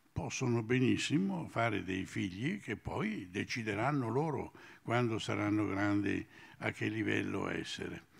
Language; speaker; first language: Italian; native; Italian